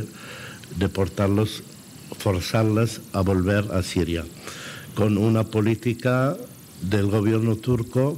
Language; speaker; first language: Spanish; non-native, fluent; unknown